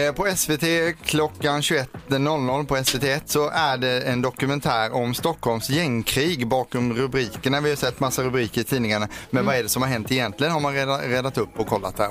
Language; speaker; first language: Swedish; native; Swedish